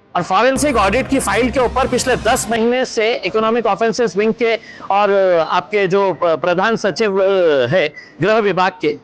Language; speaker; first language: Hindi; non-native, local second language; Marathi